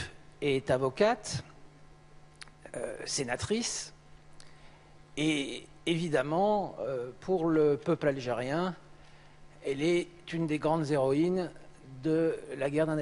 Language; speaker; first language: French; native; French